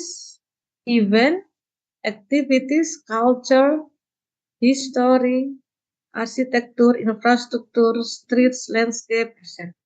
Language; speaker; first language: English; non-native, learner; Indonesian